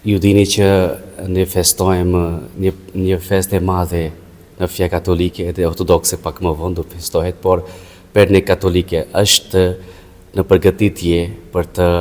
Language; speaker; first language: Albanian; non-native, fluent; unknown